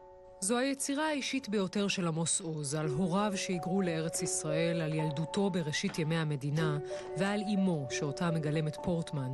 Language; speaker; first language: Hebrew; native; Hebrew